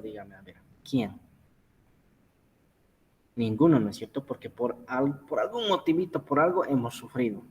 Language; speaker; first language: Spanish; native; Spanish